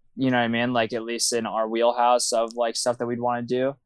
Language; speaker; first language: English; native; English